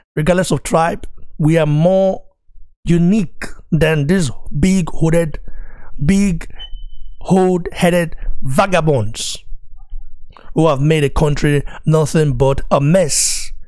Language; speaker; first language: English; non-native, local second language; Bini